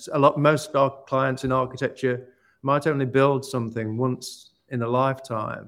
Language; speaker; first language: English; native; English